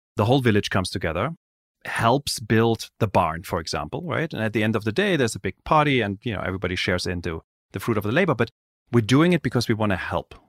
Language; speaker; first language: English; non-native, fluent; German